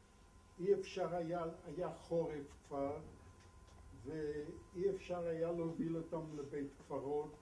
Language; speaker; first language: Hebrew; non-native, fluent; Polish